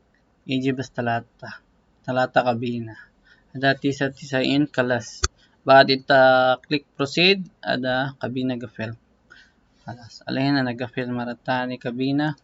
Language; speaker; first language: Arabic; non-native, learner; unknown